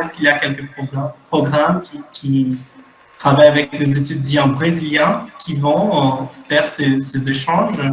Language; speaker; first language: French; non-native, fluent; Portuguese